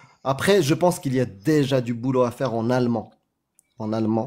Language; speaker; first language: French; native; French